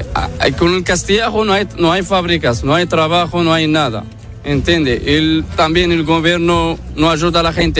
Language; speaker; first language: Spanish; non-native, learner; Arabic